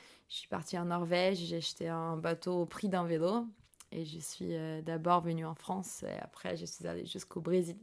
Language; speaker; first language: French; non-native, fluent; Portuguese